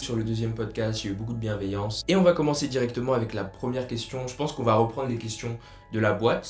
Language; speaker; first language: French; native; French